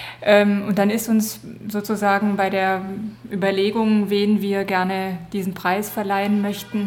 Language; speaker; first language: German; native; German